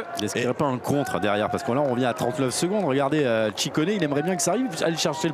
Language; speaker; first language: French; native; French